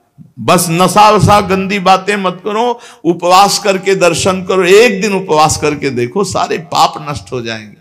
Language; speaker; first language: Hindi; native; Hindi